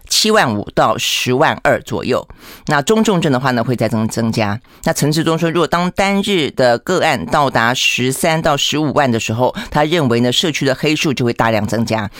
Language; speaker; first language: Chinese; native; Chinese